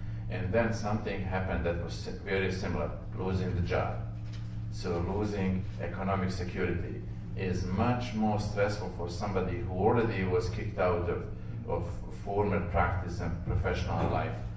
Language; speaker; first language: English; non-native, fluent; Serbian